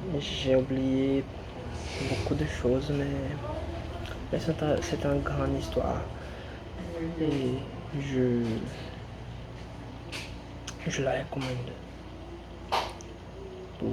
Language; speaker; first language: French; non-native, learner; Portuguese